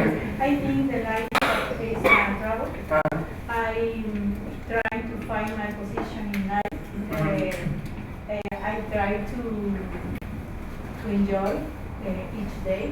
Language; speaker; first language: English; non-native, learner; Spanish